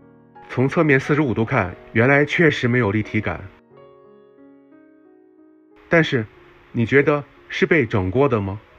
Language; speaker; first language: Chinese; native; Chinese